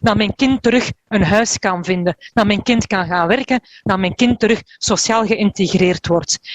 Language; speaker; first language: Dutch; native; Dutch